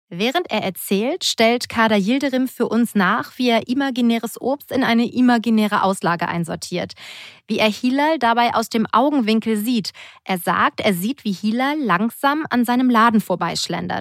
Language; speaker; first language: German; native; German